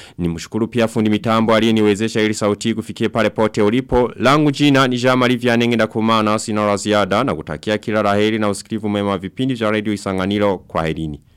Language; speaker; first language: Swahili; non-native, local second language; Rundi